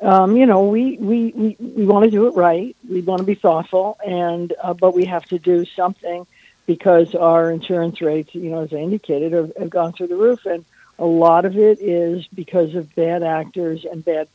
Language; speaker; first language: English; native; English